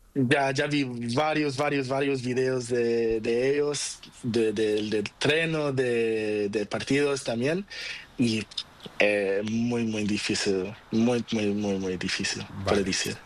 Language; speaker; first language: Spanish; non-native, learner; Portuguese